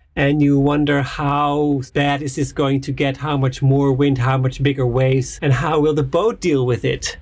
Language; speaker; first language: English; non-native, fluent; Dutch